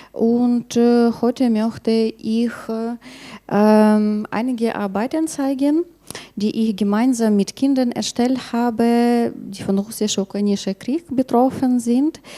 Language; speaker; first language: German; non-native, learner; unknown